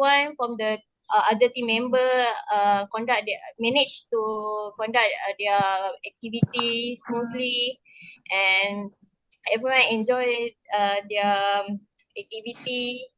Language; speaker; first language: English; non-native, local second language; Malay